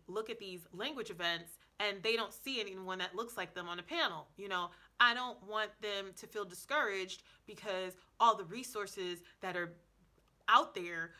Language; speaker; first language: English; native; English